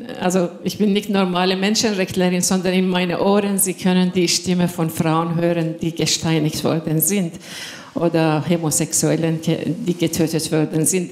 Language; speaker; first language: German; non-native, fluent; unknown